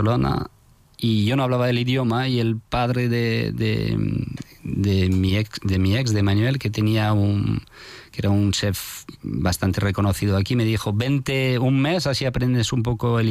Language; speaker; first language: Spanish; non-native, fluent; French